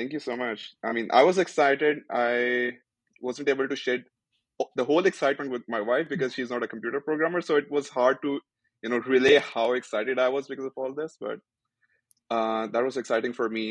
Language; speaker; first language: English; non-native, local second language; Urdu